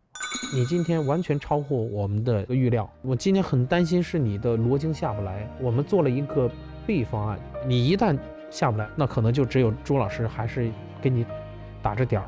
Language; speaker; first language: Chinese; native; Chinese